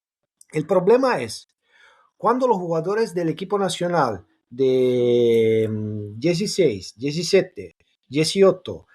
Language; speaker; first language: Spanish; non-native, fluent; Italian